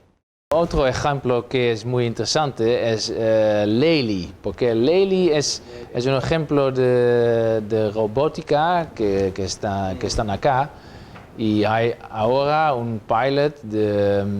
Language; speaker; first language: Spanish; non-native, fluent; Dutch